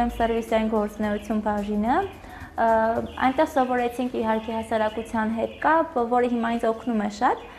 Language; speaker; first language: Armenian; native; Armenian